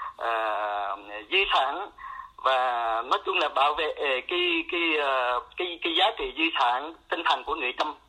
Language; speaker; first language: Vietnamese; non-native, local second language; Eastern Cham